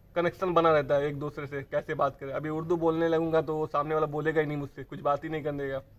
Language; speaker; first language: Hindi; native; Hindi